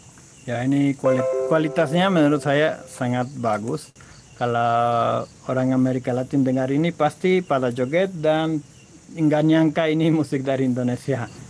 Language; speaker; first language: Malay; non-native, fluent; Spanish